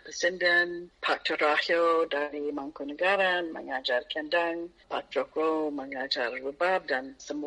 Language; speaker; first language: Indonesian; non-native, fluent; English